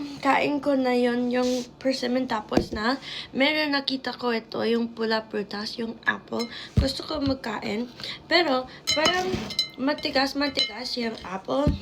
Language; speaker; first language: Filipino; early bilingual, heritage; Filipino